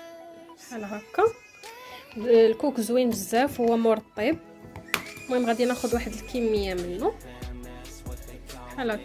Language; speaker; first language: Arabic; native; Arabic